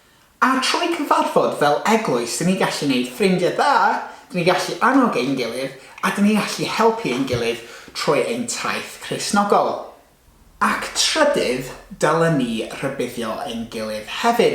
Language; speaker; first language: Welsh; non-native, local second language; English